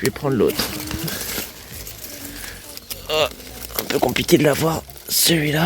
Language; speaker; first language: French; native; French